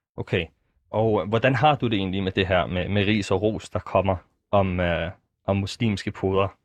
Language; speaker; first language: Danish; early bilingual, other home language; Arabic